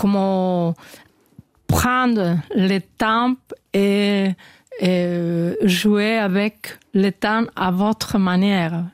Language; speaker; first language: French; non-native, learner; Spanish